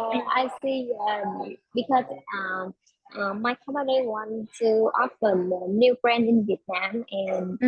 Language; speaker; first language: English; non-native, learner; Vietnamese